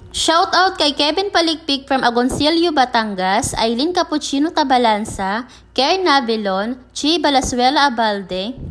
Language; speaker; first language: Filipino; non-native, local second language; Waray